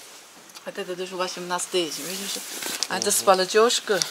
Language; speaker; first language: Russian; non-native, learner; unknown